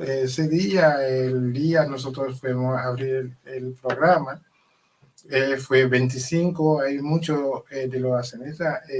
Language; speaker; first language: Spanish; non-native, learner; Haitian Creole